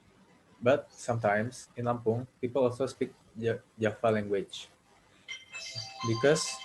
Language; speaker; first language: English; non-native, local second language; Indonesian